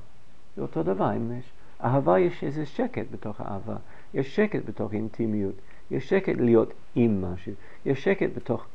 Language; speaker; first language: Hebrew; non-native, fluent; English